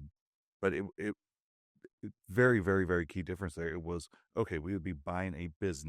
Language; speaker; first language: English; native; English